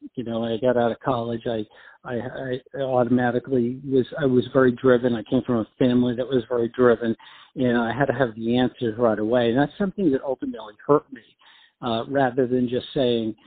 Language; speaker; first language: English; native; English